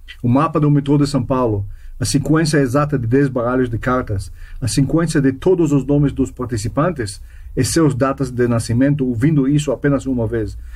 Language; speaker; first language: Portuguese; non-native, fluent; Hebrew